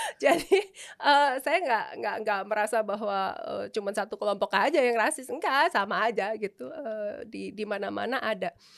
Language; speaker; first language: Indonesian; native; Indonesian